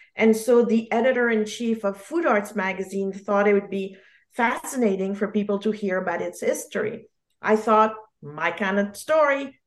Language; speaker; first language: English; non-native, fluent; French